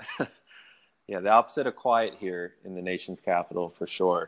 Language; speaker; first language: English; native; English